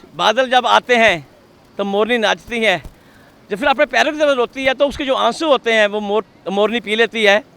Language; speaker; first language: Hindi; non-native, local second language; Punjabi